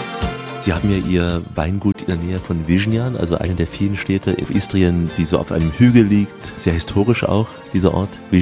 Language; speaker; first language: German; native; German